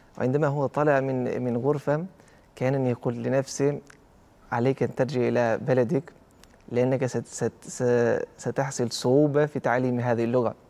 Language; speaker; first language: Arabic; non-native, fluent; Albanian